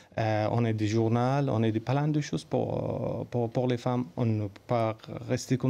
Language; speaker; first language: French; non-native, learner; Persian